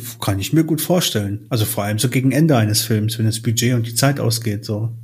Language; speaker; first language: German; early bilingual, other home language; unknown